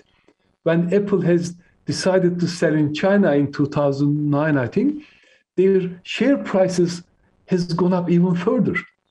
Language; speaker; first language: English; non-native, fluent; Turkish